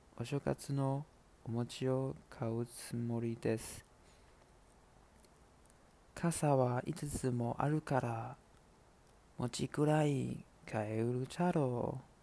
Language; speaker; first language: Japanese; non-native, learner; Chinese